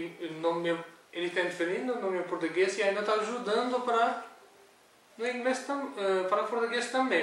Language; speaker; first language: Portuguese; non-native, learner; Urdu